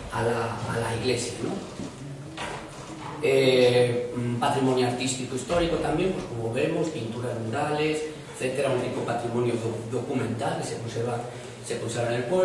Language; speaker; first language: Spanish; native; Spanish